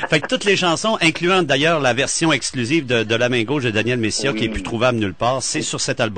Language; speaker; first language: French; native; French